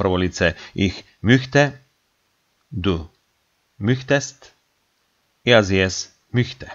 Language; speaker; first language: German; non-native, fluent; Macedonian